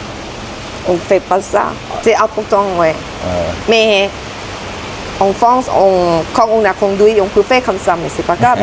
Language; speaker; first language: French; non-native, learner; Thai